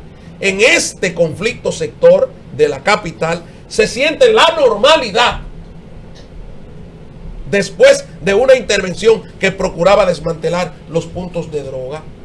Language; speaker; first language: Spanish; native; Spanish